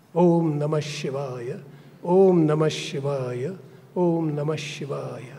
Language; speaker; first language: Hindi; non-native, local second language; Marathi